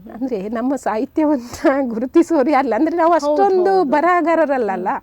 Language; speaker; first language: Kannada; native; Kannada